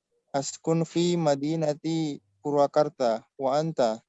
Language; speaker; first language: Arabic; non-native, learner; Indonesian